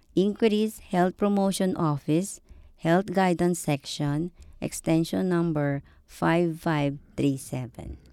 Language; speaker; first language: English; non-native, local second language; Filipino